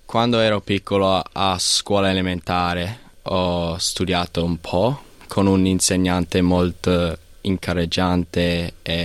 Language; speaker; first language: Italian; non-native, learner; English